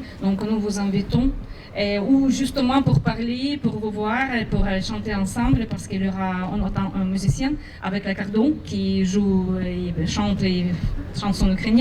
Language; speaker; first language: French; non-native, fluent; Ukrainian